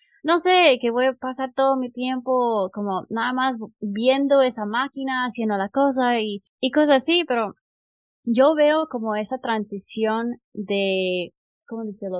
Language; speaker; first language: Spanish; non-native, fluent; English